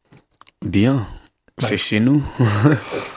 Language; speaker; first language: French; non-native, learner; Kabuverdianu